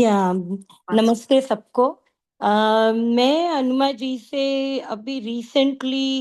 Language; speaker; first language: Hindi; non-native, local second language; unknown